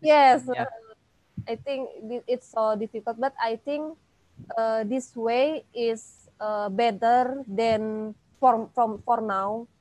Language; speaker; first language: English; non-native, learner; Indonesian